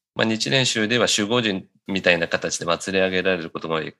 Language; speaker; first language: Japanese; native; Japanese